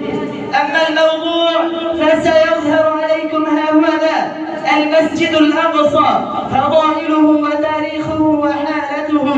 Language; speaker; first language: Arabic; non-native, learner; Bangla